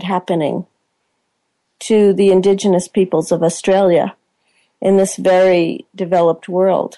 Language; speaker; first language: English; native; English